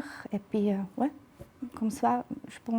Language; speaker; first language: French; non-native, local second language; German